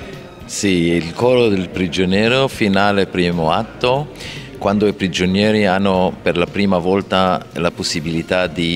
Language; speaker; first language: Italian; non-native, fluent; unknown